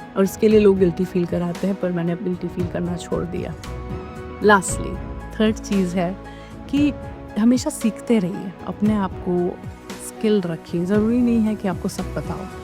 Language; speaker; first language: Hindi; native; Hindi